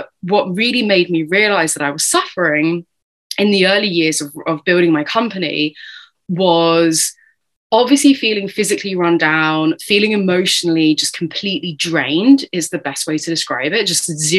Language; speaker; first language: English; native; English